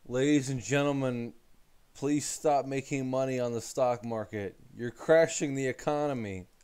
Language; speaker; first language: English; native; English